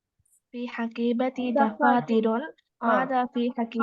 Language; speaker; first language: Arabic; non-native, learner; Tamil